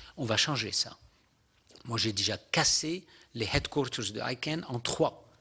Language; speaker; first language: French; non-native, local second language; Arabic